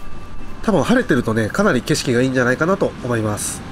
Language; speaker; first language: Japanese; native; Japanese